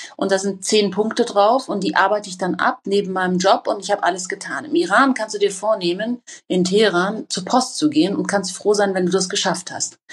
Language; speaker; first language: German; native; German